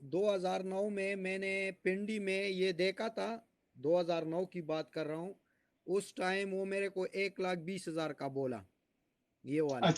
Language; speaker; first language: Hindi; non-native, local second language; Pashto